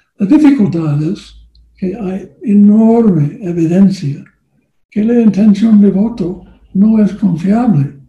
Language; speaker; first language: Spanish; non-native, learner; English